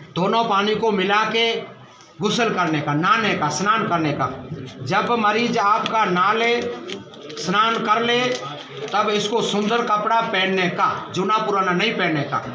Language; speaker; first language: Hindi; non-native, local second language; Gujarati